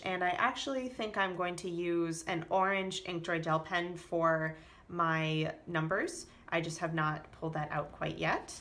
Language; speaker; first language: English; native; English